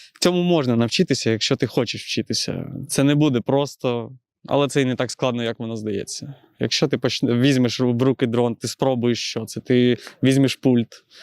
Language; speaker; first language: Ukrainian; native; Ukrainian